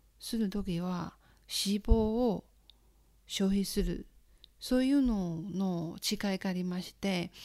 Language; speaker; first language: Japanese; non-native, fluent; Chinese